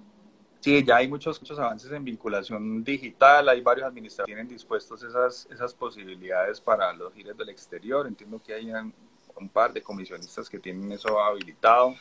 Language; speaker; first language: Spanish; native; Spanish